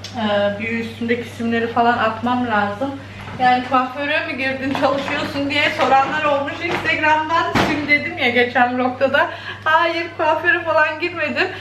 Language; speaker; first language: Turkish; native; Turkish